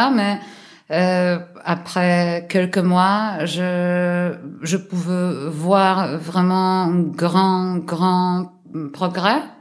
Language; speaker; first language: French; non-native, learner; Polish